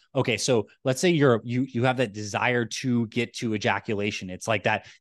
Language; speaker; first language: English; native; English